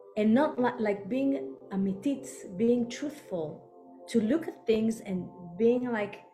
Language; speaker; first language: English; non-native, fluent; Hebrew